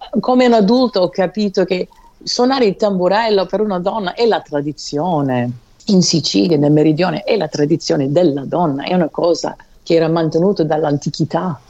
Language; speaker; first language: Italian; non-native, fluent; English